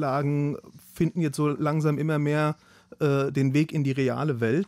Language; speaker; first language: German; native; German